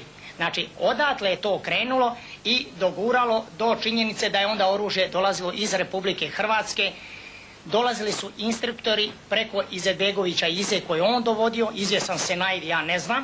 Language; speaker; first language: Bosnian; native; Bosnian